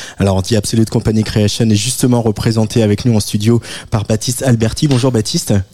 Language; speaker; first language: French; native; French